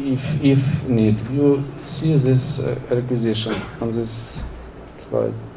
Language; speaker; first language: English; non-native, learner; Ukrainian